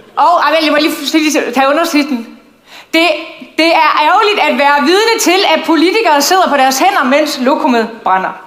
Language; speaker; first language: Danish; native; Danish